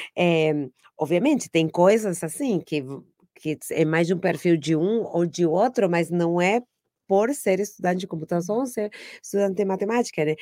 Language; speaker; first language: Portuguese; non-native, fluent; Spanish